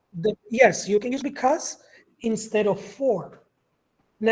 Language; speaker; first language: English; non-native, fluent; Spanish